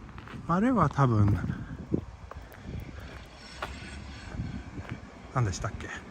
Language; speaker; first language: Japanese; non-native, fluent; Swedish